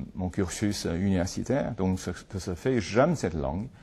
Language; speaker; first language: French; non-native, fluent; Chinese